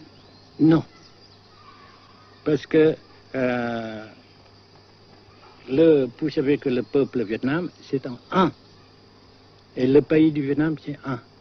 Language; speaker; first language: French; non-native, fluent; Vietnamese